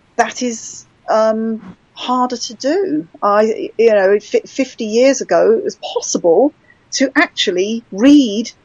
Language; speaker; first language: English; native; English